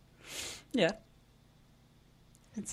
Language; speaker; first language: English; non-native, fluent; Italian